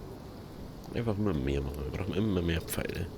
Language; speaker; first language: German; native; German